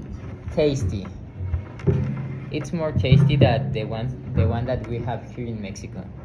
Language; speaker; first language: English; non-native, learner; Spanish